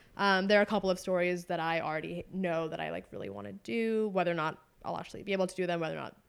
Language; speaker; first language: English; native; English